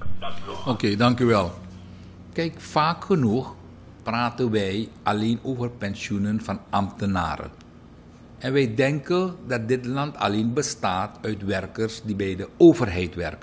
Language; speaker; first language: Dutch; native; Dutch